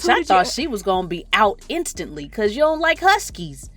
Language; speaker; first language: English; native; English